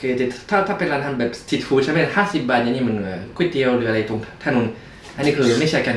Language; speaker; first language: Thai; non-native, fluent; French